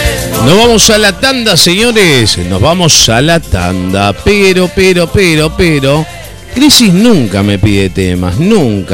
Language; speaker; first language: Spanish; native; Spanish